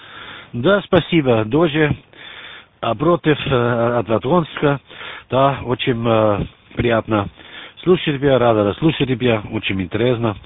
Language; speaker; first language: Russian; non-native, learner; German